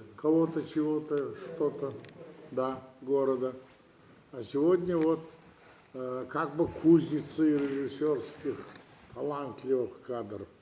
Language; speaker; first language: Russian; non-native, local second language; Kazakh